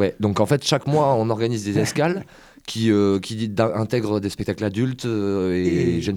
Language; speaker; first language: French; native; French